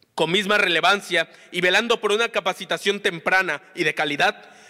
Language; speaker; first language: Spanish; native; Spanish